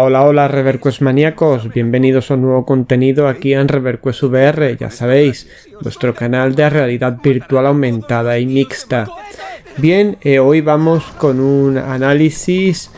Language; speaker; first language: Spanish; native; Spanish